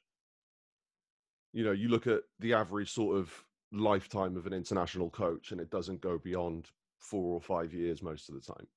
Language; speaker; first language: English; native; English